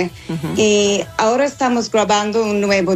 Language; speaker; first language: Spanish; non-native, fluent; English